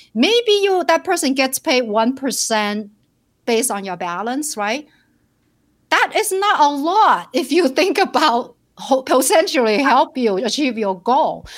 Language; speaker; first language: English; non-native, fluent; Chinese